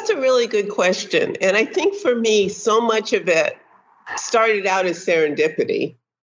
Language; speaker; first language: English; native; English